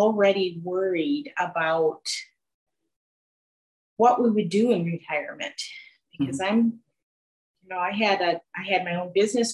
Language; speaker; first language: English; native; English